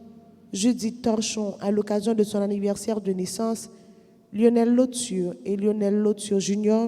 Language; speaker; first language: French; non-native, local second language; Haitian Creole